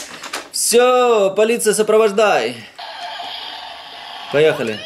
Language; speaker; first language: Russian; native; Russian